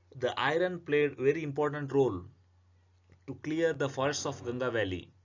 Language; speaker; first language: English; non-native, local second language; Kannada